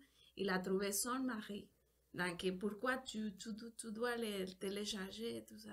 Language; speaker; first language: French; non-native, learner; Spanish